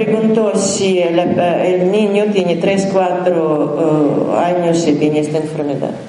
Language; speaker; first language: Spanish; non-native, learner; Russian